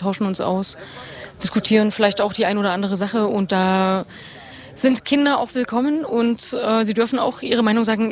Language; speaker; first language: German; native; German